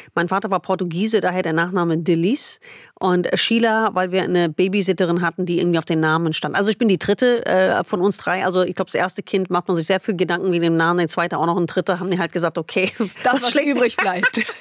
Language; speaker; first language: German; non-native, fluent; English